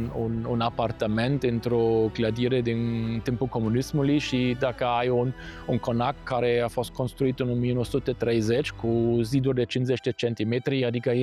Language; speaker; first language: Romanian; non-native, fluent; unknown